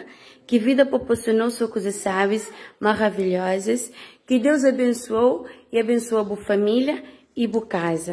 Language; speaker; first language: Portuguese; non-native, local second language; Kabuverdianu